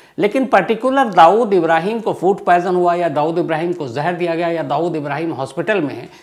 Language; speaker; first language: Hindi; native; Hindi